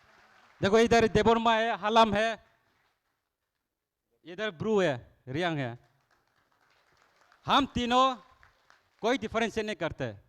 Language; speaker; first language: Hindi; non-native, local second language; Kok Borok